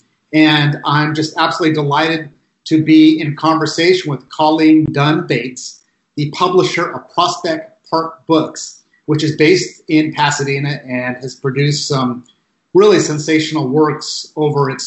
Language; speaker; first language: English; native; English